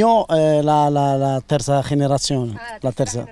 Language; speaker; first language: Spanish; non-native, learner; Italian